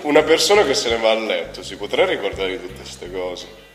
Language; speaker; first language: Italian; native; Italian